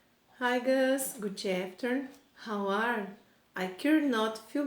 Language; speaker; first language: English; non-native, fluent; Portuguese